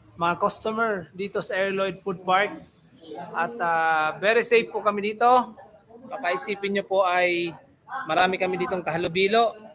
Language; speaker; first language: Filipino; non-native, local second language; Bikol